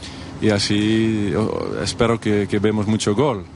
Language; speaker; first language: Spanish; non-native, fluent; Dutch